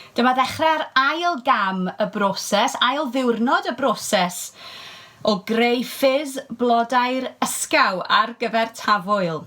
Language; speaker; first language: Welsh; native; Welsh